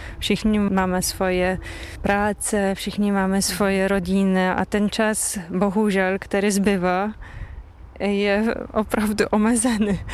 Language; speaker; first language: Czech; non-native, fluent; Polish